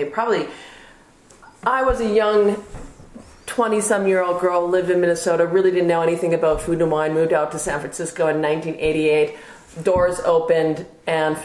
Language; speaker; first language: English; native; English